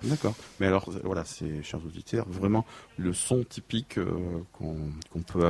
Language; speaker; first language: French; native; French